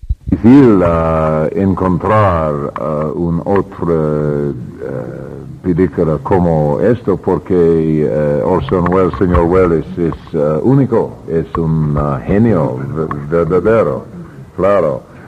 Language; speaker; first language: Spanish; non-native, learner; English